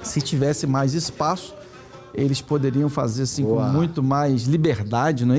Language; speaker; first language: Portuguese; native; Portuguese